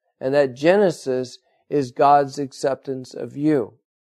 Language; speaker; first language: English; native; English